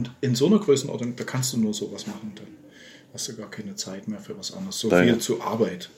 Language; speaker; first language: German; native; German